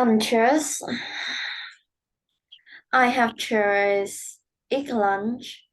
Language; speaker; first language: English; non-native, learner; Vietnamese